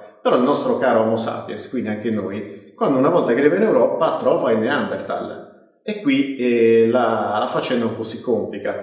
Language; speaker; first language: Italian; native; Italian